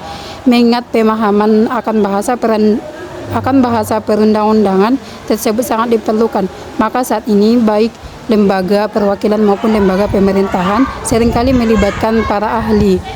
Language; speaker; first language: Indonesian; native; Indonesian